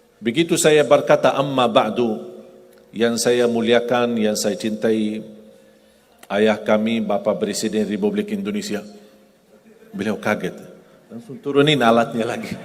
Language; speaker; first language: Indonesian; non-native, fluent; Arabic